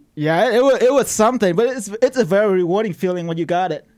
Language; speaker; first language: English; non-native, fluent; Vietnamese